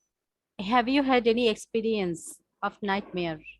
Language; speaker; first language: English; non-native, learner; Bangla